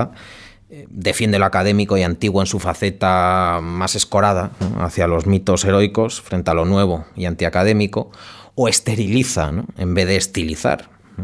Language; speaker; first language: Spanish; native; Spanish